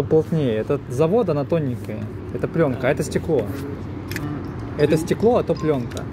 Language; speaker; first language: Russian; native; Russian